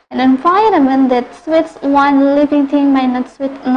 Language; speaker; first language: English; non-native, local second language; Indonesian